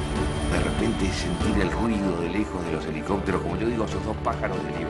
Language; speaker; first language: Spanish; native; Spanish